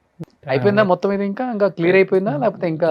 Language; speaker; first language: Telugu; native; Telugu